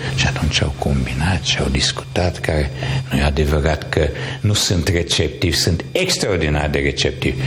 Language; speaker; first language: Romanian; non-native, local second language; Hungarian